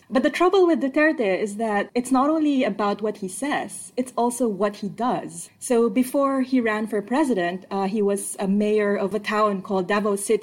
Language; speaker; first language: English; non-native, local second language; Filipino